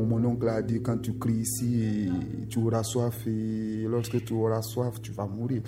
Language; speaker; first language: French; non-native, local second language; Susu